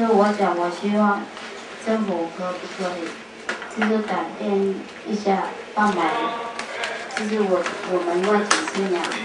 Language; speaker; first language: Chinese; non-native, fluent; Vietnamese